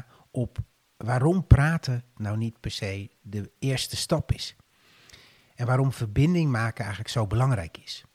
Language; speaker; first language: Dutch; native; Dutch